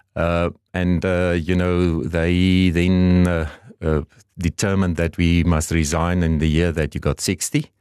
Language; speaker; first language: English; non-native, local second language; Afrikaans